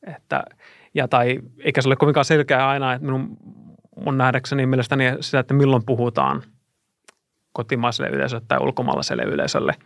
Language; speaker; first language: Finnish; non-native, fluent; Russian